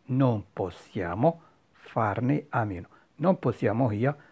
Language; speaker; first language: Italian; non-native, fluent; Arabic